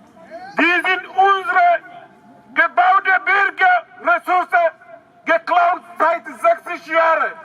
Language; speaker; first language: German; non-native, learner; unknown